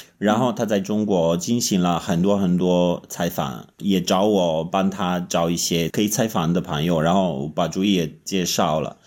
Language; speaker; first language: Chinese; non-native, fluent; Italian